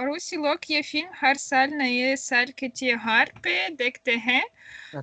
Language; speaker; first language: Hindi; non-native, learner; Russian